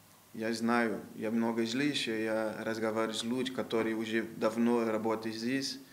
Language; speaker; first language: Russian; non-native, learner; Portuguese